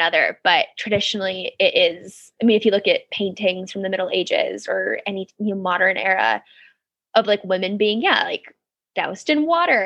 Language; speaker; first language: English; native; English